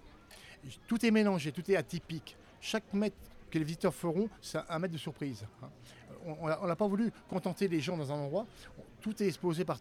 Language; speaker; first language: French; native; French